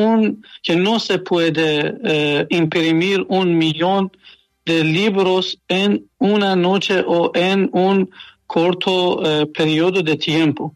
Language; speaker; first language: Spanish; non-native, learner; Persian